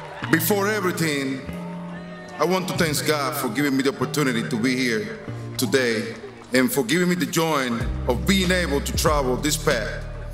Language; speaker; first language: English; non-native, fluent; Spanish